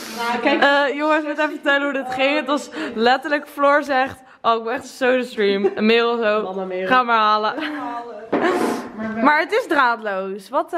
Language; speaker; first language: Dutch; native; Dutch